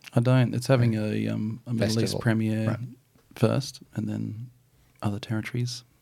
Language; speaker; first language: English; native; English